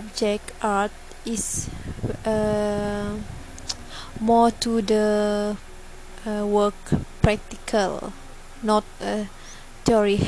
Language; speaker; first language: English; non-native, learner; Malay